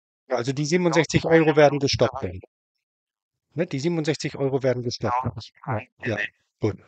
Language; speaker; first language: German; native; German